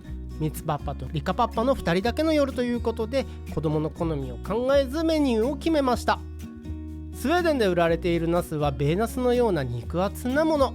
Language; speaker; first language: Japanese; native; Japanese